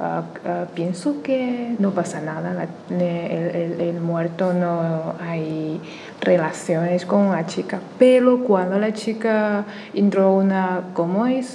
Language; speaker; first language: Spanish; non-native, learner; Chinese